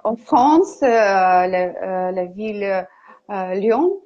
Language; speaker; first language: French; non-native, learner; Ukrainian